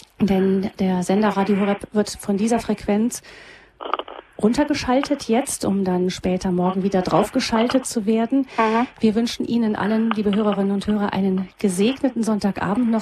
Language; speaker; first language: German; native; German